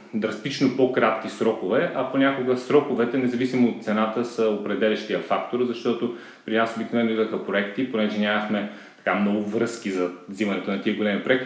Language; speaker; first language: Bulgarian; native; Bulgarian